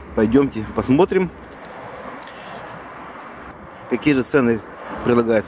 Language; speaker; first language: Russian; native; Russian